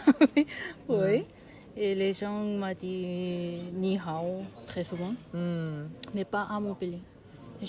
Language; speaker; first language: French; non-native, learner; Korean